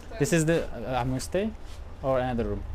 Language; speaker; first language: English; non-native, learner; Turkish